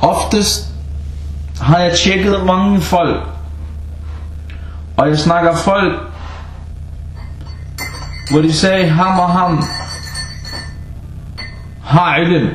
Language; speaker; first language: Danish; early bilingual, other home language; Arabic